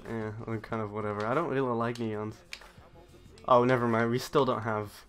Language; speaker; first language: English; native; English